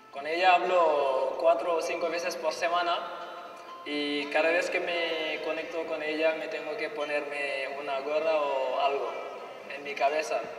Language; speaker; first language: Spanish; non-native, fluent; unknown